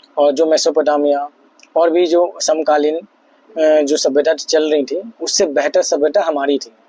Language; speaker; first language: Hindi; native; Hindi